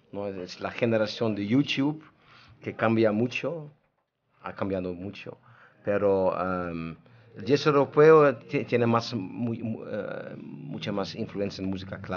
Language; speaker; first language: Spanish; non-native, learner; Dutch